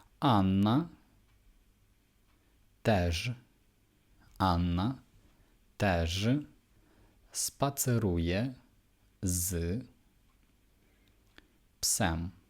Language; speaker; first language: Polish; non-native, fluent; Ukrainian